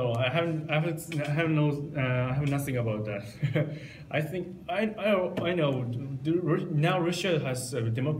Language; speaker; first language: English; non-native, learner; Japanese